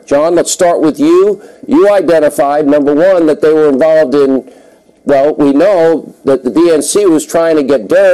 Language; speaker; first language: English; native; English